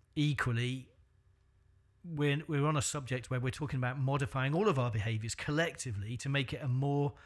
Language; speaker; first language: English; native; English